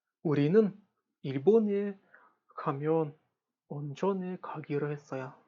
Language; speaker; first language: Korean; non-native, fluent; Kazakh